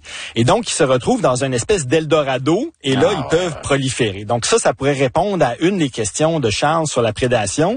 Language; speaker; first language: French; native; French